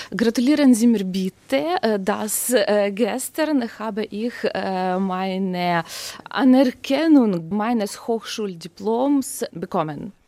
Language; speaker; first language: German; non-native, fluent; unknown